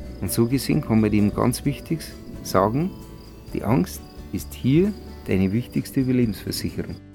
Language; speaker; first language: German; native; German